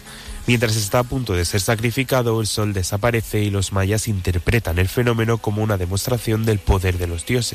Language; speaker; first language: Spanish; native; Spanish